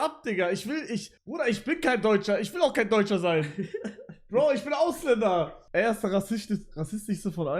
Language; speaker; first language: German; native; German